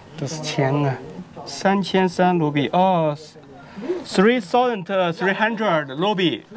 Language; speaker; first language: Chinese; native; Chinese